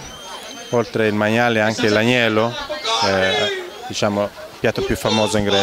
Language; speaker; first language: Italian; non-native, fluent; Greek